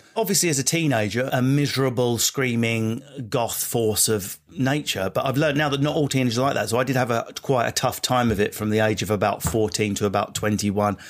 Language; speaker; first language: English; native; English